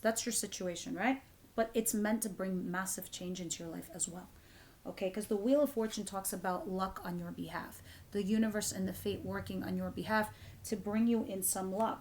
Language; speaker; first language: English; native; English